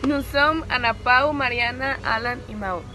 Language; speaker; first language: French; non-native, learner; Spanish